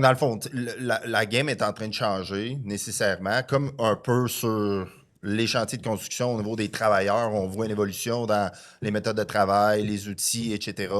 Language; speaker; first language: French; native; French